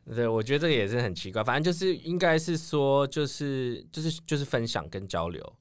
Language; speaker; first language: Chinese; native; Chinese